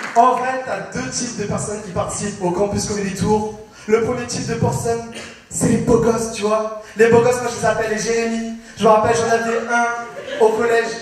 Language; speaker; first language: French; early bilingual, other home language; Vietnamese